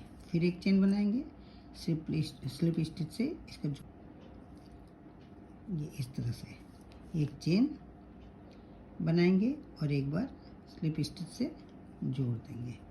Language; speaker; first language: Hindi; native; Hindi